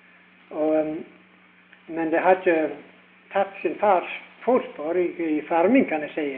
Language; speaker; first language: Norwegian; early bilingual, heritage; Norwegian